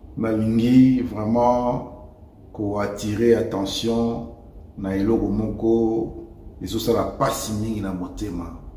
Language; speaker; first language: Lingala; native; Lingala